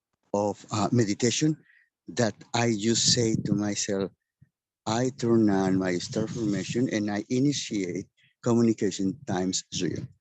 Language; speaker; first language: English; non-native, learner; Spanish